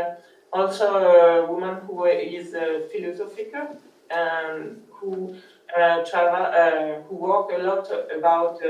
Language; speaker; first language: English; non-native, learner; French